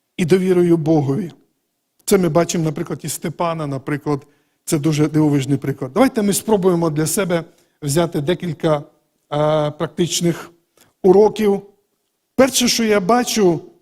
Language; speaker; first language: Ukrainian; native; Ukrainian